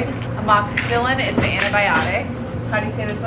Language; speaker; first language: English; native; English